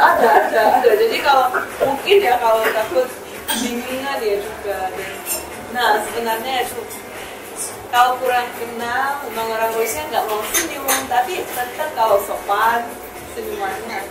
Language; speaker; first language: Indonesian; non-native, fluent; Russian